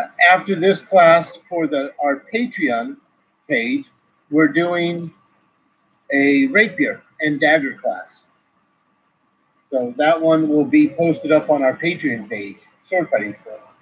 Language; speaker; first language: English; native; English